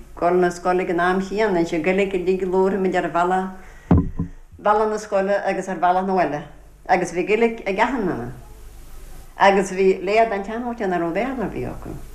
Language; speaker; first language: Irish; native; Irish